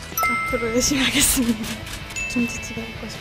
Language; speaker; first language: Korean; non-native, learner; Japanese